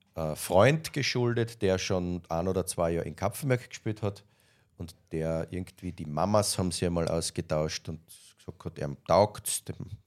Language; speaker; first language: German; native; German